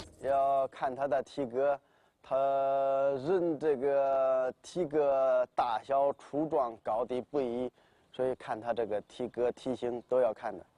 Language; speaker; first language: Chinese; native; Chinese